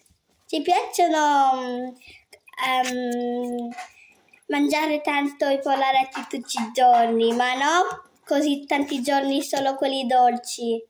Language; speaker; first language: Italian; early bilingual, other home language; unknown